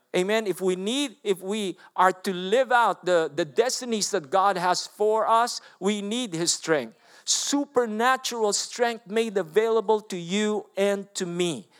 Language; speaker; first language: English; non-native, local second language; Filipino